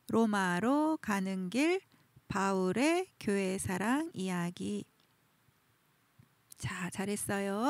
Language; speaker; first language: Korean; native; Korean